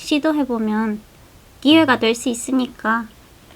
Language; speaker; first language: Korean; non-native, fluent; Spanish